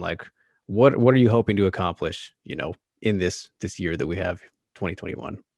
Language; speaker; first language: English; native; English